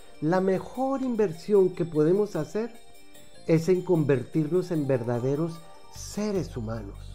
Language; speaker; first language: Spanish; native; Spanish